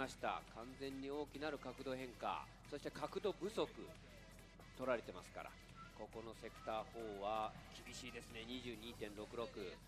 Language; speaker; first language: Japanese; native; Japanese